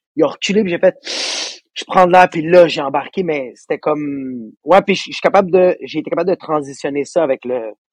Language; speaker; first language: French; native; French